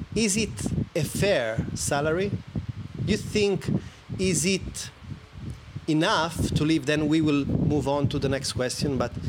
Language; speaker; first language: English; non-native, fluent; Italian